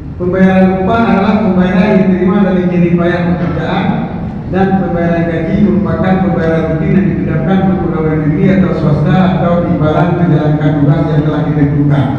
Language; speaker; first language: Malay; non-native, local second language; Achinese